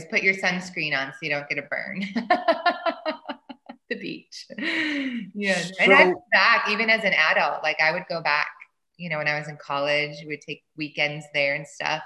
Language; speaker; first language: English; native; English